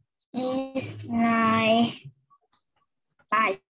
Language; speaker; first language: English; non-native, learner; Vietnamese